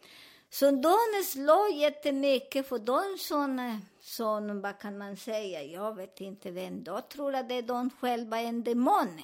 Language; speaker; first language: Swedish; non-native, learner; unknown